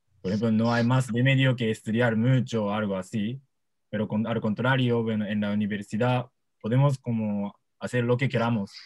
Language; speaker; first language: Spanish; non-native, learner; Japanese